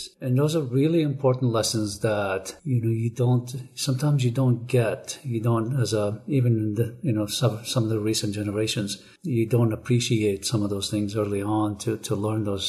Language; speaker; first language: English; non-native, fluent; Arabic